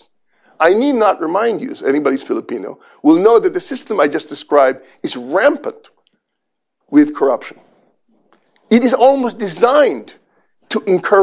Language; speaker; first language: English; non-native, local second language; Filipino